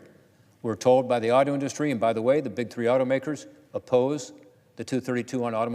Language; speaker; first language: English; native; English